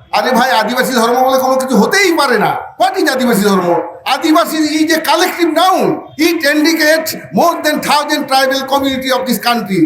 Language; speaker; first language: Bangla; non-native, local second language; Santali